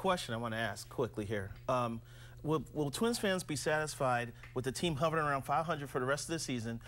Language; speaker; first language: English; native; English